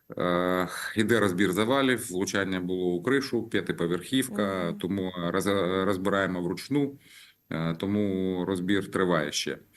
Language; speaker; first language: Ukrainian; native; Ukrainian